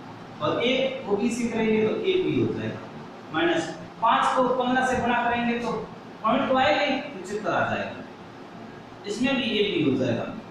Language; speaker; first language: Hindi; native; Hindi